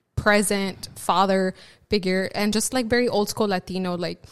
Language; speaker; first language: English; early bilingual, other home language; Spanish